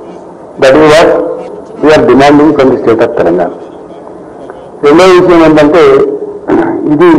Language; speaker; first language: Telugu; native; Telugu